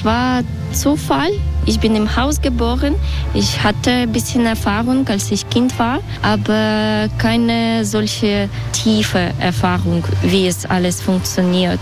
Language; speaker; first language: German; non-native, fluent; Russian